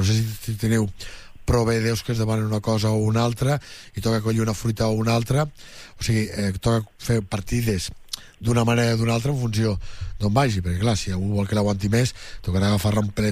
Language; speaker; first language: Catalan; native; Catalan